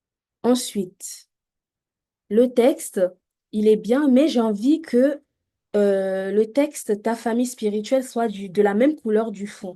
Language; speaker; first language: French; native; French